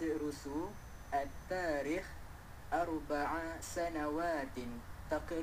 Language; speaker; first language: Arabic; non-native, learner; Malay